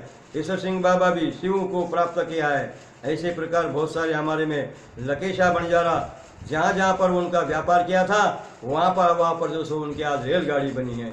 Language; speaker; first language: Hindi; non-native, local second language; Lambadi